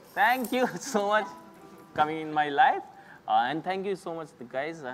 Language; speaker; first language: English; non-native, local second language; Hindi